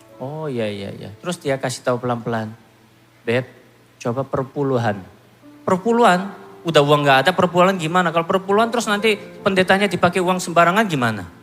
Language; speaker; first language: Indonesian; non-native, fluent; Korean